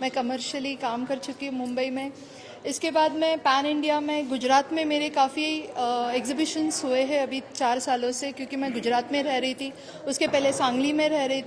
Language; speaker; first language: Hindi; native; Hindi